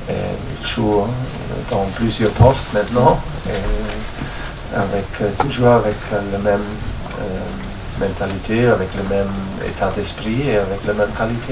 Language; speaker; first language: French; non-native, learner; German